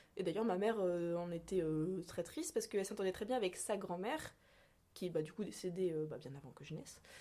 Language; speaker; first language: French; native; French